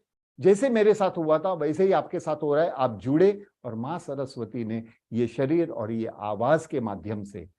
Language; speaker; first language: Hindi; native; Hindi